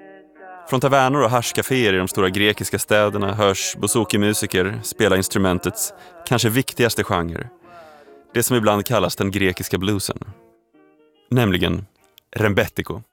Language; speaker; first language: Swedish; native; Swedish